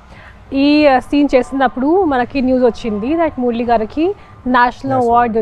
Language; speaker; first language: Telugu; non-native, local second language; Hindi